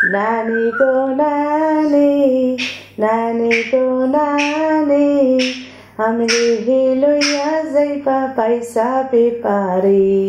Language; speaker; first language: Bangla; non-native, fluent; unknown